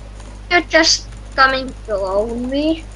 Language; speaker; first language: English; non-native, learner; Estonian